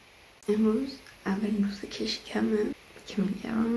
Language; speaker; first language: Persian; native; Persian